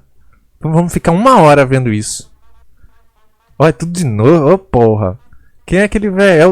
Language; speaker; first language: Portuguese; native; Portuguese